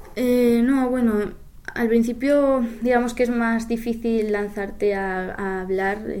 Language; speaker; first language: Spanish; native; Spanish